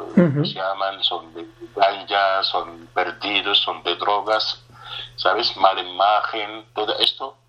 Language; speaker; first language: Spanish; non-native, fluent; Arabic